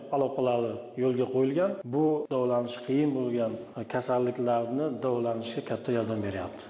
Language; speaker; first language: Uzbek; native; Uzbek